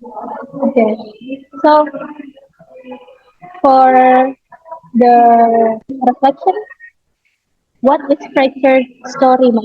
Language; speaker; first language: English; non-native, learner; Indonesian